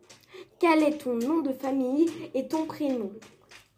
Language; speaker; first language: French; non-native, fluent; Spanish